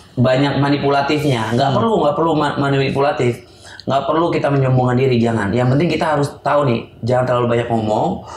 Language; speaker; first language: Indonesian; native; Indonesian